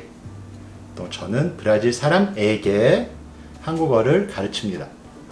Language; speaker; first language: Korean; early bilingual, heritage; Portuguese